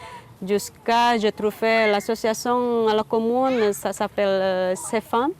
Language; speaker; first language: French; non-native, learner; Indonesian